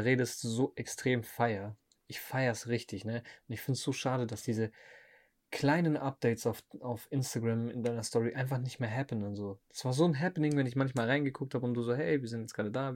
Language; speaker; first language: German; native; German